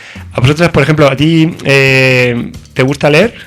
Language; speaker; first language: Spanish; native; Spanish